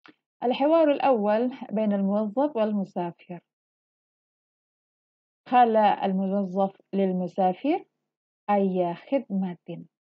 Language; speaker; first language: Arabic; non-native, fluent; Indonesian